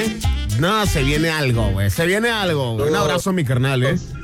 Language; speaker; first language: Spanish; native; Spanish